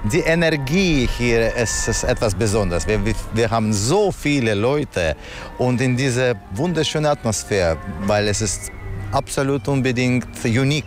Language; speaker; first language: German; non-native, fluent; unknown